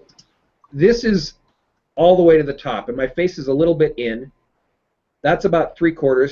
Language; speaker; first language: English; native; English